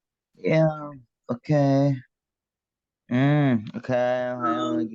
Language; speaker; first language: English; non-native, learner; Indonesian